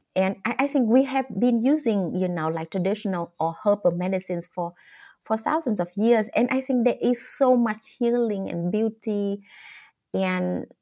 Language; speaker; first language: English; non-native, fluent; Vietnamese